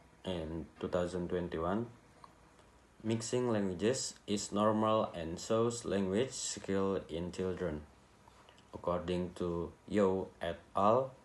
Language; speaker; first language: English; non-native, learner; Indonesian